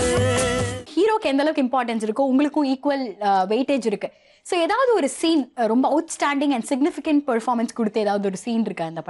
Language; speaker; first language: Tamil; native; Tamil